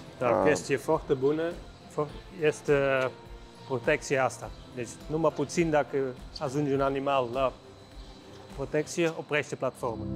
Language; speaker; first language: Romanian; non-native, fluent; Dutch